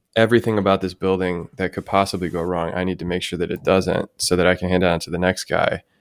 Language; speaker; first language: English; native; English